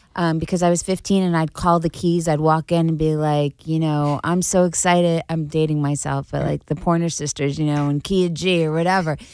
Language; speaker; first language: English; native; English